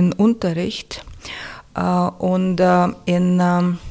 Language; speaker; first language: German; non-native, fluent; Russian